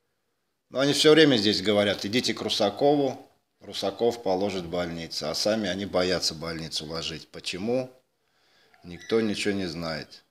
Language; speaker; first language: Russian; native; Russian